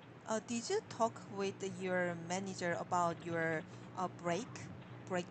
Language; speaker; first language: English; non-native, learner; Korean